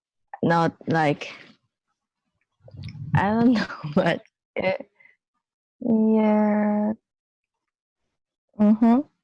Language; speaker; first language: English; non-native, learner; Japanese